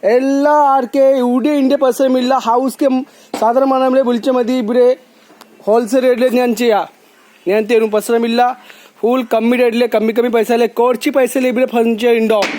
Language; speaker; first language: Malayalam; non-native, learner; Bangla